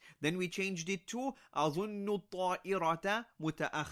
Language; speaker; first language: Arabic; non-native, fluent; English